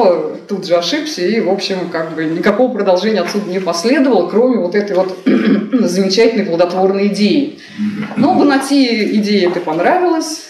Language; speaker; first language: Russian; native; Russian